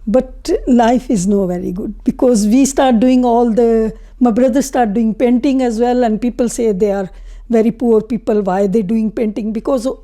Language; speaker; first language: English; non-native, local second language; Punjabi